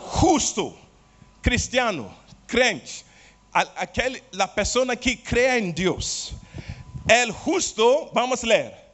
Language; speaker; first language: Spanish; non-native, learner; Portuguese